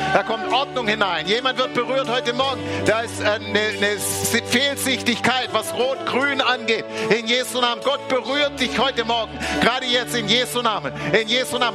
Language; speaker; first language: German; native; German